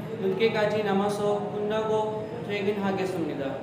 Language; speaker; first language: Korean; non-native, learner; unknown